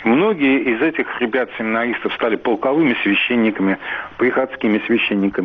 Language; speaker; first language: Russian; native; Russian